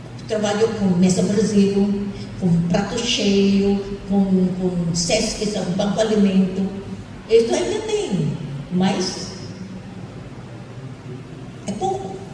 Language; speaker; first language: Portuguese; non-native, fluent; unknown